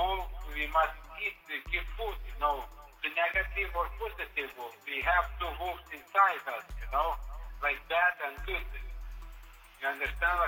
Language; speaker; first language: English; non-native, learner; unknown